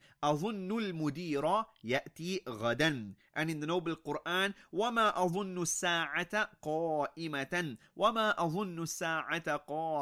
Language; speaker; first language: Arabic; non-native, fluent; English